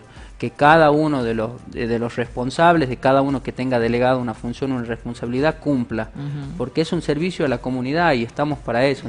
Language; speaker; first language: Spanish; native; Spanish